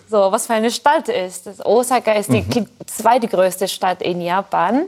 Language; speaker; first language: German; non-native, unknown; Japanese